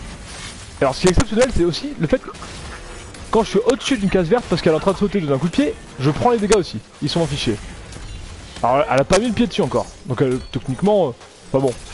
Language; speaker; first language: French; native; French